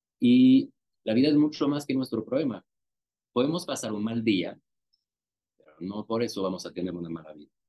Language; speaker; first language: Spanish; non-native, fluent; French